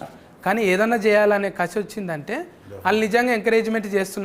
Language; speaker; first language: Telugu; native; Telugu